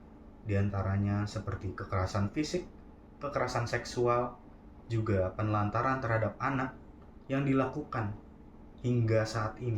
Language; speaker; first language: Indonesian; native; Indonesian